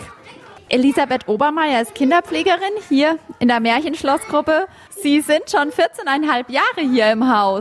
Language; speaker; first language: German; native; German